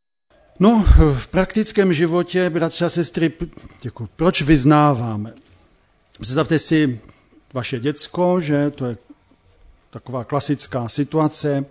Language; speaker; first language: Czech; native; Czech